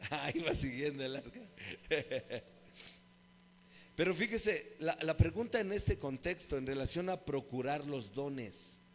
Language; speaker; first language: Spanish; native; Spanish